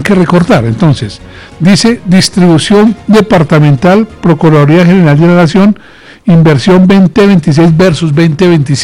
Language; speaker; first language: Spanish; native; Spanish